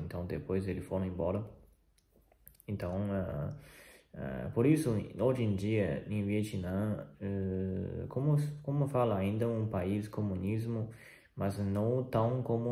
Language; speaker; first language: Portuguese; non-native, fluent; Chinese